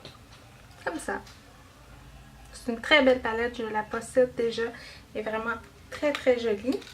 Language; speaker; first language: French; native; French